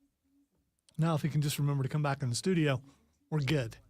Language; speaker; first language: English; native; English